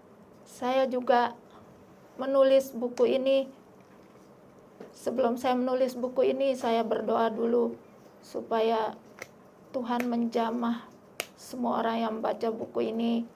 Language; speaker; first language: Indonesian; non-native, local second language; Sasak